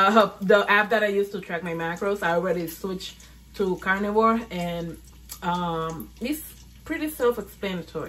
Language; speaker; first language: English; non-native, fluent; Spanish